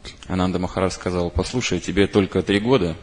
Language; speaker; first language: Russian; native; Russian